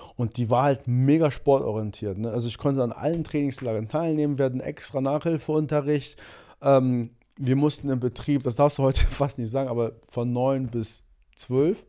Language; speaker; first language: German; early bilingual, other home language; Portuguese